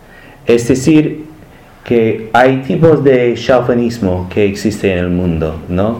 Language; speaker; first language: Spanish; non-native, learner; English